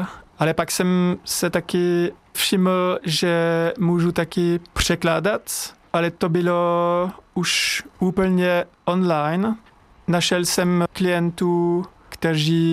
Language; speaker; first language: Czech; non-native, fluent; French